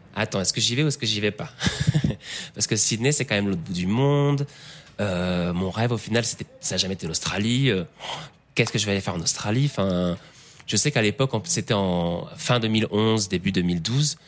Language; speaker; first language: French; native; French